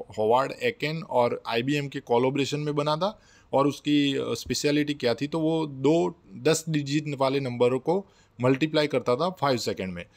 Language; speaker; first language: Hindi; non-native, local second language; Gujarati